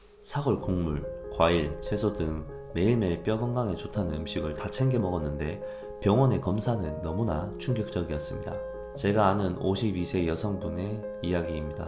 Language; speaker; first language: Korean; native; Korean